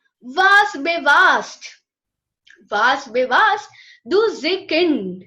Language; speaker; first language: German; non-native, learner; Gujarati